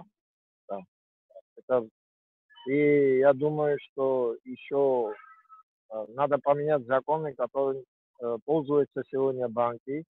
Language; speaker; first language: Russian; non-native, fluent; Georgian